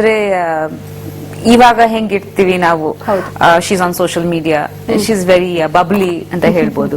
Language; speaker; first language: Kannada; non-native, fluent; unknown